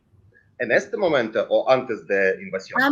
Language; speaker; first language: Spanish; non-native, learner; Ukrainian